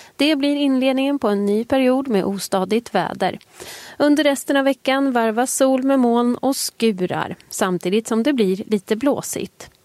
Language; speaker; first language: Swedish; native; Swedish